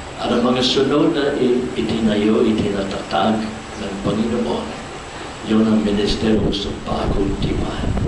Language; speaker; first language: Filipino; non-native, fluent; English